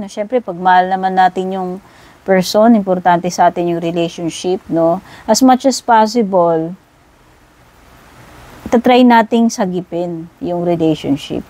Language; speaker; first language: Filipino; native; Filipino